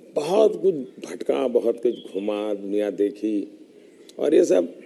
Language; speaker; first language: Hindi; non-native, local second language; Gujarati